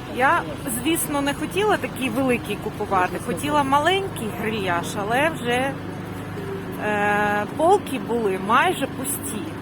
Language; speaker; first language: Ukrainian; native; Ukrainian